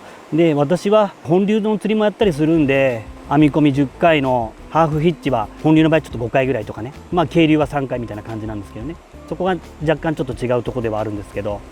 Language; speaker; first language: Japanese; native; Japanese